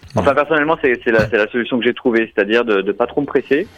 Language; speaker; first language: French; native; French